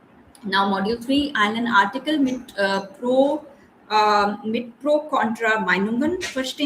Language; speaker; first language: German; non-native, learner; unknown